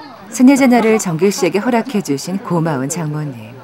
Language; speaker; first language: Korean; native; Korean